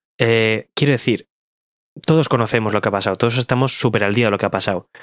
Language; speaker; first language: Spanish; native; Spanish